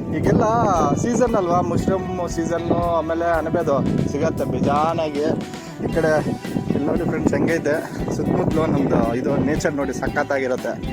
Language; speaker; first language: Kannada; non-native, local second language; Telugu